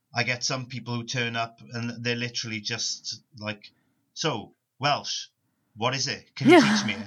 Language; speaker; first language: English; native; English